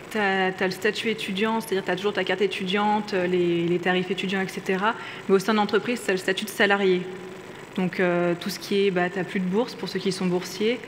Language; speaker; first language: French; native; French